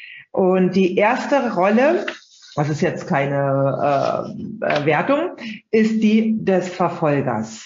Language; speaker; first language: German; native; German